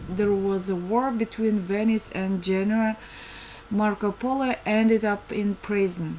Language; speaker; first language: English; non-native, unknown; Kazakh